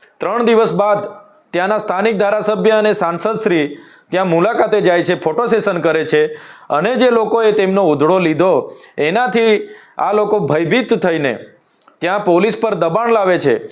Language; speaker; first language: Gujarati; non-native, local second language; Vasavi